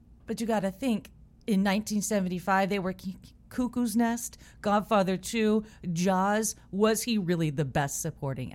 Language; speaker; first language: English; native; English